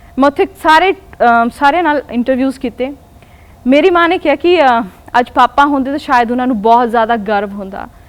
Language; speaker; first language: Punjabi; non-native, local second language; Hindi